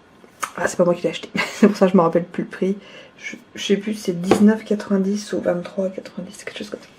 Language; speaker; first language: French; native; French